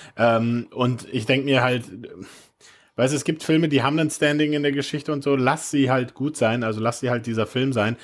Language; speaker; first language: German; native; German